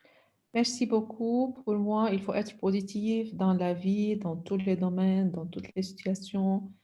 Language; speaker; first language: French; non-native, local second language; Arabic